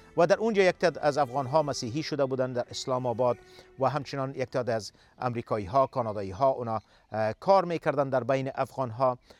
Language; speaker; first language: Persian; native; Persian